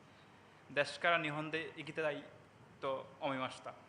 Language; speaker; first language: Japanese; non-native, learner; Bangla